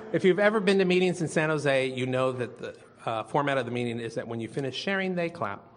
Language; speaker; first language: English; native; English